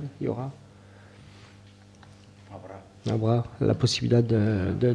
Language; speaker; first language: Spanish; non-native, learner; French